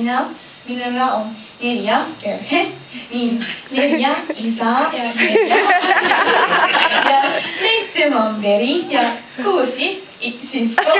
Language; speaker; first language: Finnish; non-native, learner; Japanese